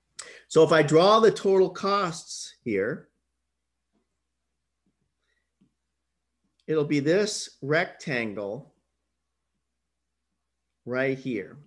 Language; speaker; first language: English; native; English